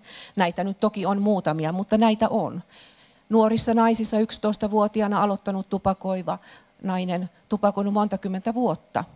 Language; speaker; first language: Finnish; native; Finnish